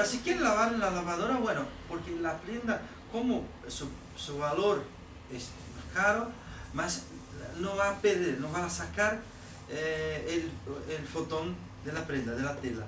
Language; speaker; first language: Spanish; non-native, learner; Portuguese